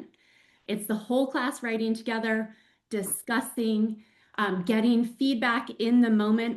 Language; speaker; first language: English; native; English